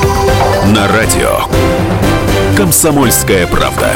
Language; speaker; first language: Russian; native; Russian